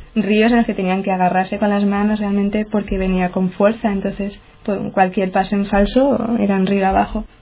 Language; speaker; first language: Spanish; native; Spanish